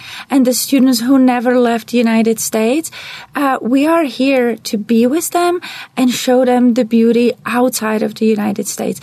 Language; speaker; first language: English; non-native, fluent; Czech